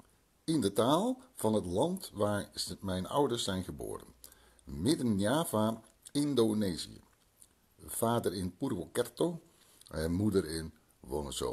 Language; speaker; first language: Dutch; early bilingual, other home language; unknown